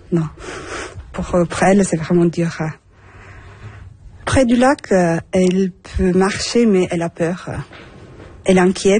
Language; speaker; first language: French; non-native, fluent; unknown